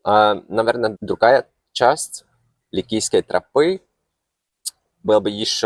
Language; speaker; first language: Russian; non-native, fluent; Finnish